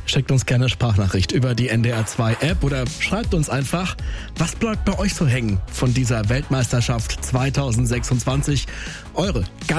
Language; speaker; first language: German; native; German